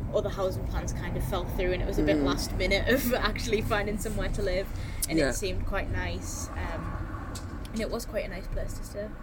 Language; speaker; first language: English; native; English